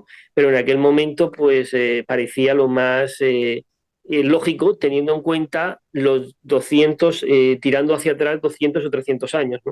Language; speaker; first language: Spanish; native; Spanish